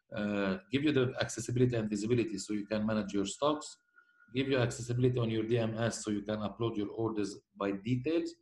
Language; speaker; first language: English; non-native, fluent; Arabic